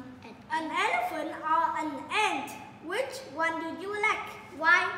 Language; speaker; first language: English; non-native, learner; Vietnamese